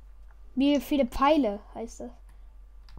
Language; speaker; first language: German; native; German